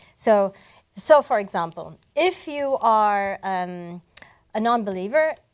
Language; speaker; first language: English; non-native, local second language; Malay